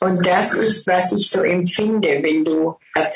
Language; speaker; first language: German; non-native, fluent; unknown